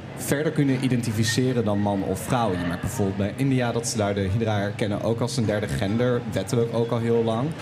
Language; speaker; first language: Dutch; native; Dutch